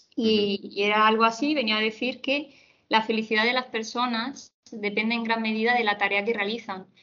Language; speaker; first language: Spanish; native; Spanish